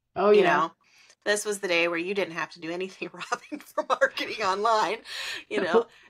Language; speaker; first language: English; native; English